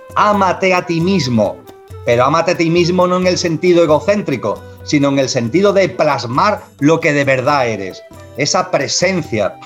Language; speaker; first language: Spanish; native; Spanish